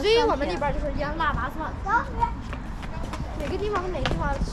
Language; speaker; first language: Chinese; native; Chinese